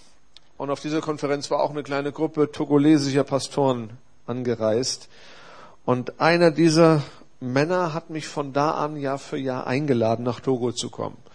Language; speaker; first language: German; native; German